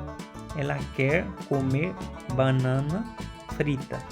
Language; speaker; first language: Portuguese; non-native, fluent; Haitian Creole